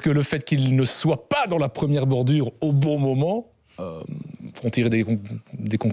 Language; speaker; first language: French; native; French